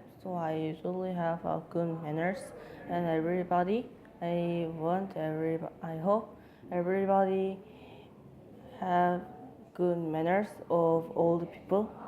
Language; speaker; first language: English; non-native, learner; Korean